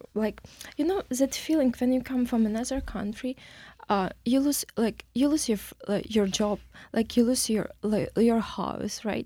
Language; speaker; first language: English; non-native, learner; Ukrainian